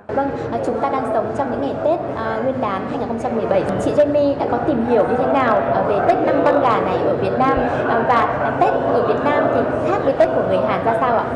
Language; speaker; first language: Vietnamese; native; Vietnamese